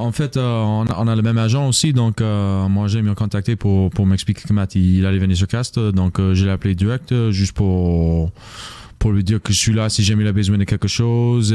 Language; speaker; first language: French; non-native, fluent; English